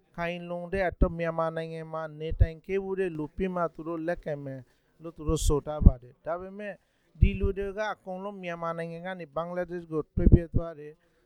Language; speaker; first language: Burmese; non-native, local second language; Rohingya